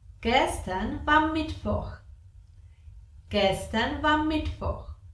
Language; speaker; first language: German; non-native, fluent; Polish